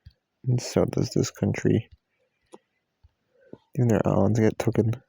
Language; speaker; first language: English; native; English